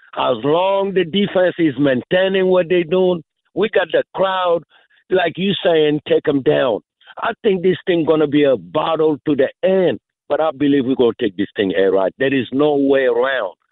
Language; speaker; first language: English; non-native, fluent; Wolof